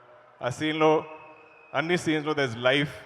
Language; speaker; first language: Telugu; non-native, learner; Malayalam